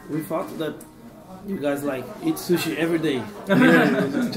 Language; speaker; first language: English; non-native, fluent; Portuguese